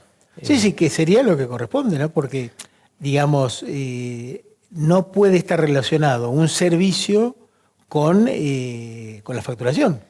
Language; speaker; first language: Spanish; native; Spanish